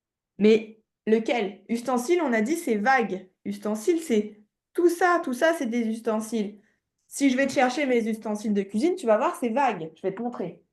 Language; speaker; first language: French; native; French